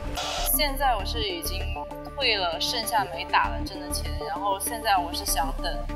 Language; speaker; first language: Chinese; native; Chinese